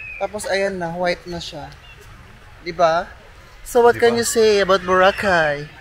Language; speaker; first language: Filipino; native; Filipino